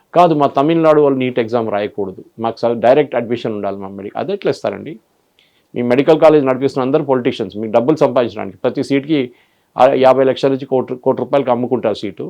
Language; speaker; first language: Telugu; non-native, fluent; Malayalam